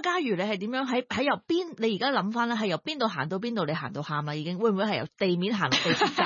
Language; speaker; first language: Cantonese; native; Cantonese